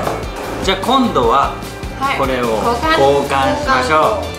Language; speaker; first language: Japanese; native; Japanese